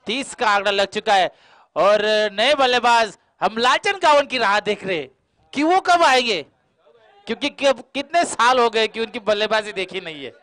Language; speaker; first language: Hindi; non-native, local second language; Marathi